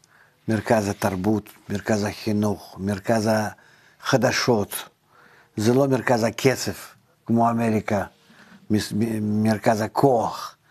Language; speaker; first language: Hebrew; non-native, fluent; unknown